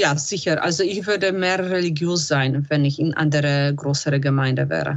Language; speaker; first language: German; non-native, fluent; Polish